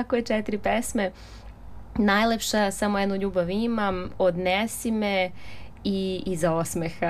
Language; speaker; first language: Serbian; native; Serbian